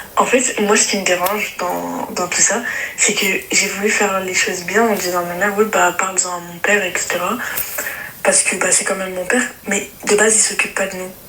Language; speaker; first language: French; early bilingual, other home language; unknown